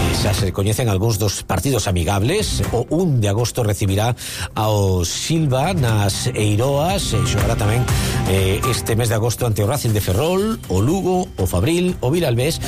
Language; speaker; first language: Galician; native; Galician